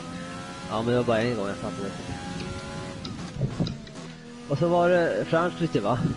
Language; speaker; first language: Swedish; native; Swedish